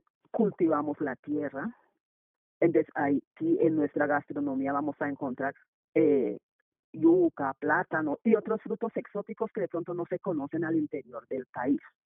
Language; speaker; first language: Spanish; non-native, local second language; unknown